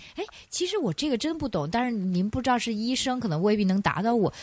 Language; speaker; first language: Chinese; non-native, local second language; Cantonese